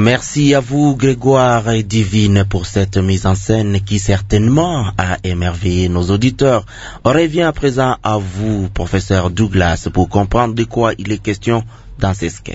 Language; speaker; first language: French; non-native, local second language; Lingala